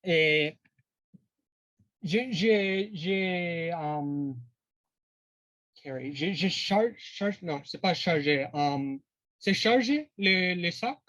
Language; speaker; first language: French; non-native, learner; English